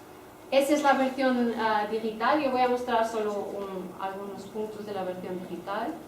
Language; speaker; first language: Spanish; non-native, fluent; Portuguese